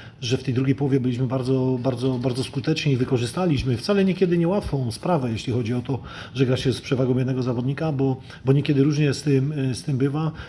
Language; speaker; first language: Polish; native; Polish